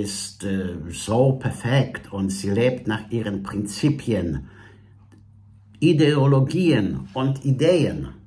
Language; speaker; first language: German; non-native, fluent; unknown